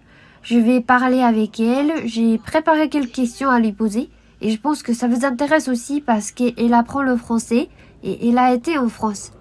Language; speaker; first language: French; non-native, fluent; Japanese